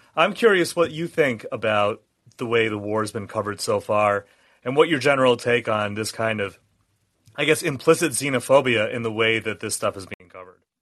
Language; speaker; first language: English; native; English